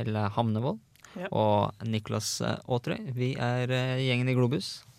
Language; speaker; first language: Norwegian; native; Norwegian